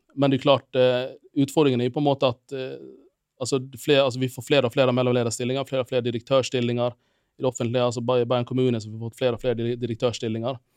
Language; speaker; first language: Norwegian; non-native, fluent; Finnish